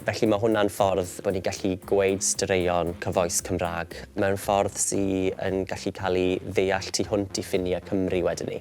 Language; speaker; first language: Welsh; native; Welsh